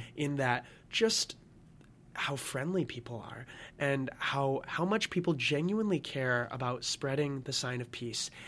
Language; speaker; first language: English; native; English